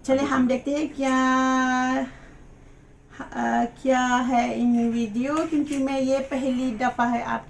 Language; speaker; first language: Hindi; non-native, learner; Malay